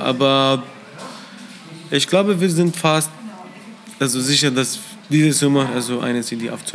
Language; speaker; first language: German; non-native, learner; Arabic